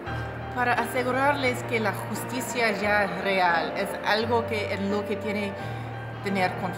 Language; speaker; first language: Spanish; non-native, fluent; English